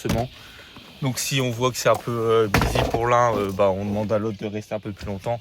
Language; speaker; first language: French; native; French